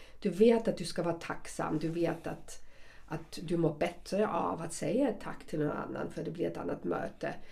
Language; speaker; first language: Swedish; non-native, fluent; German